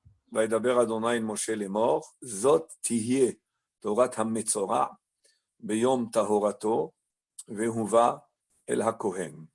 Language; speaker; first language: Hebrew; non-native, fluent; French